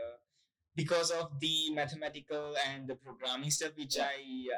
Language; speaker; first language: English; non-native, local second language; Gujarati